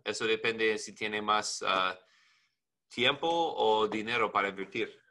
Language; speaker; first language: Spanish; non-native, learner; English